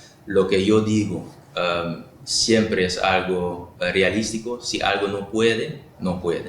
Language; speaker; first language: Spanish; non-native, local second language; Papiamento